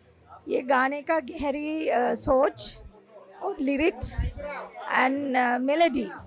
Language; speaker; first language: Hindi; non-native, fluent; Sinhala